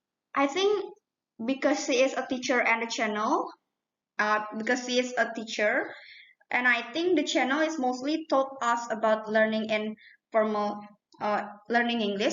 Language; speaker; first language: English; non-native, learner; Indonesian